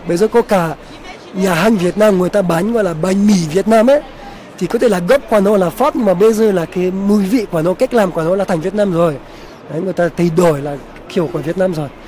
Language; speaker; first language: Vietnamese; non-native, fluent; French